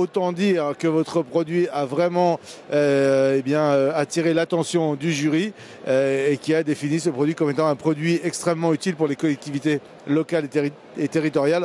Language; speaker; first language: French; native; French